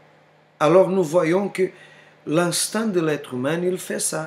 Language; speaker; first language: French; non-native, fluent; Portuguese